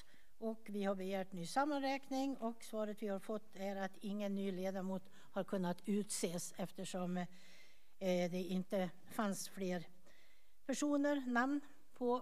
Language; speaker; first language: Swedish; native; Swedish